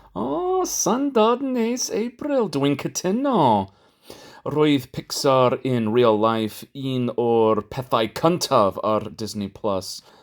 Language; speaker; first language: Welsh; non-native, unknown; English